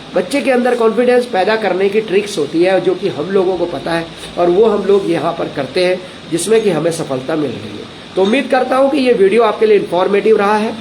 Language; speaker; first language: Hindi; native; Hindi